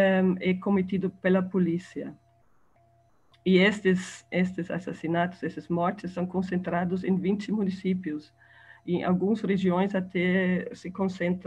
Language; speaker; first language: Portuguese; non-native, fluent; German